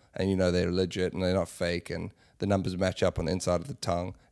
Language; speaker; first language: English; native; English